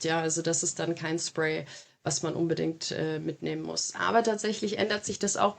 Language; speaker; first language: German; native; German